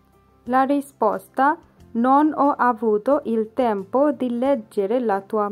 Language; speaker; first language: Italian; non-native, fluent; Bangla